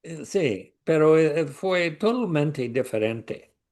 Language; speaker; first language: Spanish; non-native, learner; English